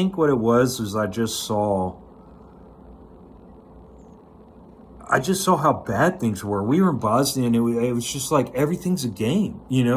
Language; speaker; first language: English; native; English